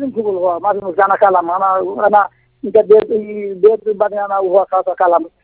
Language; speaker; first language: Arabic; non-native, learner; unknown